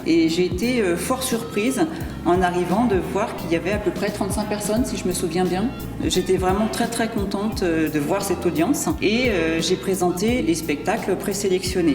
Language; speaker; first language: French; native; French